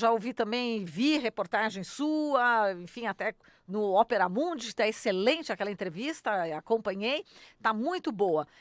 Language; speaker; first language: Portuguese; native; Portuguese